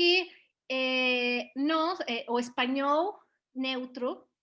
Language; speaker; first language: Portuguese; non-native, learner; Spanish